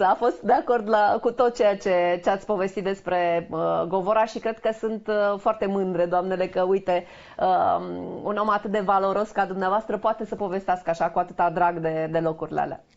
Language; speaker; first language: Romanian; native; Romanian